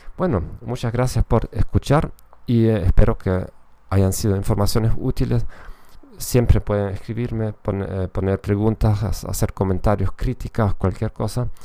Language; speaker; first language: Spanish; non-native, fluent; German